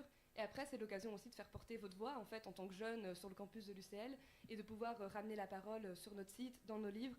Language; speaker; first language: French; native; French